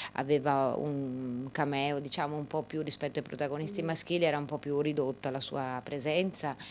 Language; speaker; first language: Italian; native; Italian